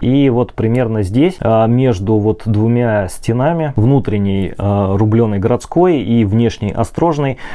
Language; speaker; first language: Russian; native; Russian